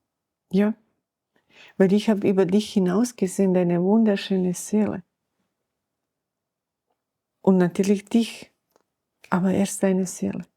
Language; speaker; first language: German; non-native, learner; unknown